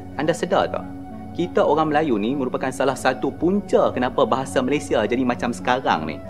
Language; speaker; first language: Malay; native; Malay